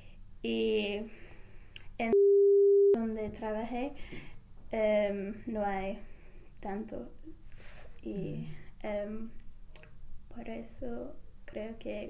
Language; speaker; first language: Spanish; non-native, fluent; English